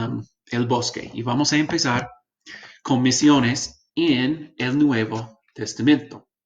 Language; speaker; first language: Spanish; non-native, fluent; English